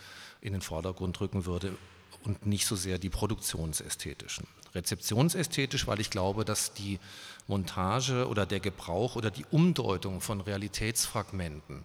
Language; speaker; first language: German; native; German